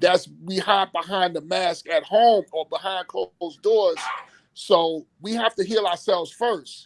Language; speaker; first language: English; native; English